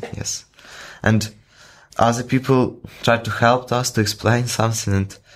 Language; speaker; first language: English; non-native, fluent; Ukrainian